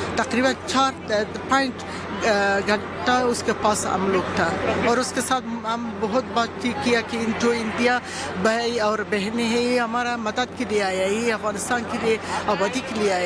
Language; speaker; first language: Hindi; non-native, learner; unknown